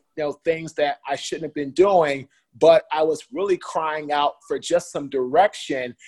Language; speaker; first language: English; native; English